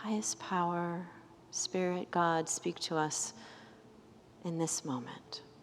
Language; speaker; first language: English; native; English